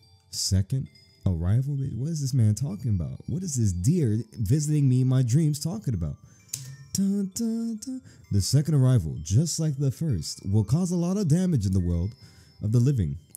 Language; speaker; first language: English; native; English